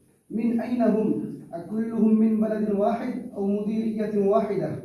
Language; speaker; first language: Arabic; non-native, learner; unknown